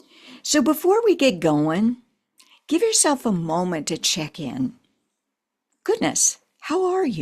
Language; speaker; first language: English; native; English